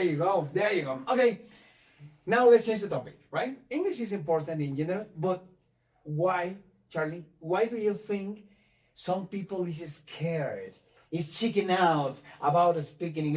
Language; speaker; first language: English; non-native, fluent; Spanish